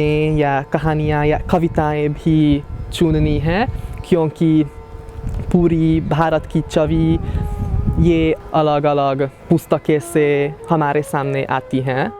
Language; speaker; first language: Hindi; non-native, fluent; Hungarian